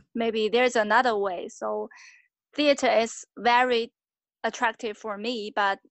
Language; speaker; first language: English; non-native, fluent; Chinese